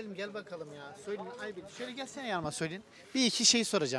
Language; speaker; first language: Turkish; native; Turkish